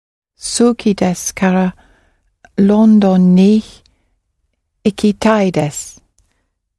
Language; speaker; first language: Japanese; non-native, learner; English